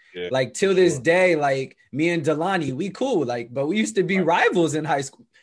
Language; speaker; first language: English; native; English